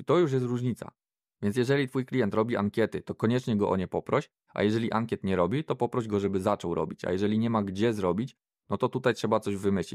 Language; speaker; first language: Polish; native; Polish